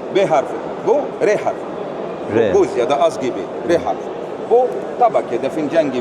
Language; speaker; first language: Turkish; non-native, learner; Arabic